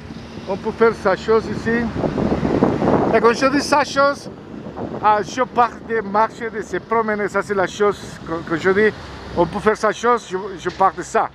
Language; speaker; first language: French; non-native, fluent; Spanish